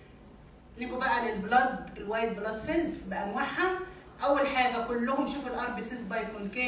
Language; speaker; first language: Arabic; native; Arabic